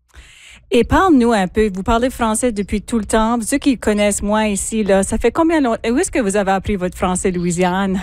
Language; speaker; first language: French; native; French